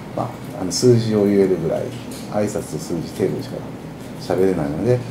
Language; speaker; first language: Japanese; native; Japanese